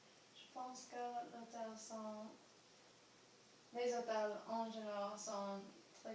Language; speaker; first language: French; non-native, learner; English